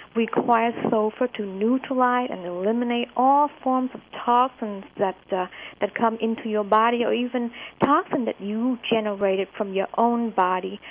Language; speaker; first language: English; early bilingual, other home language; Vietnamese